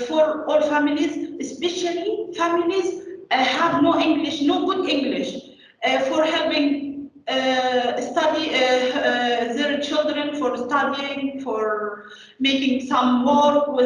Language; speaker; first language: English; non-native, learner; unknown